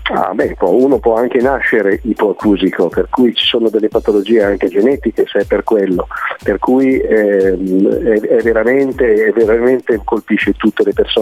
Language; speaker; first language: Italian; native; Italian